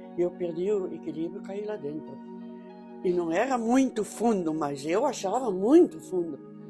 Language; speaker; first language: Portuguese; early bilingual, other home language; Dutch